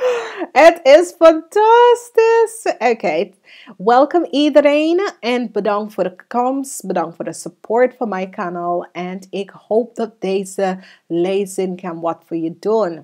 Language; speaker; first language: Dutch; non-native, fluent; English